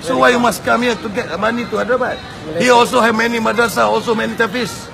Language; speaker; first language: English; non-native, local second language; Malay